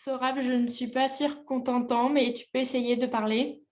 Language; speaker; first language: French; non-native, learner; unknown